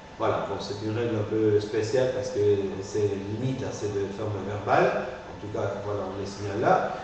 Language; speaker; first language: French; non-native, fluent; Spanish